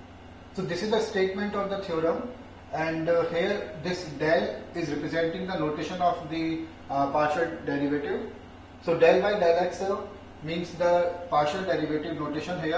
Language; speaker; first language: English; non-native, local second language; Hindi